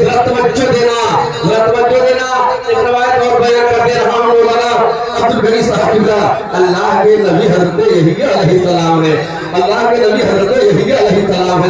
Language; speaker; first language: Urdu; native; Urdu